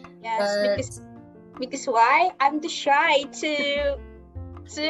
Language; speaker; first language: English; non-native, learner; Indonesian